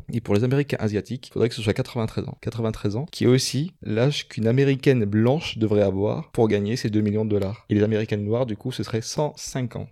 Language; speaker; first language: French; non-native, fluent; Swedish